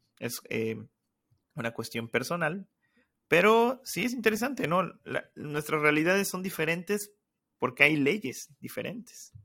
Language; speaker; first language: Spanish; native; Spanish